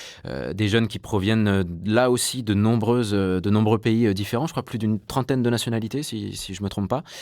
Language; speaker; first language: French; native; French